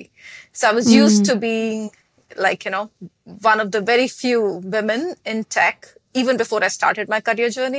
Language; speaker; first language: English; non-native, local second language; Hindi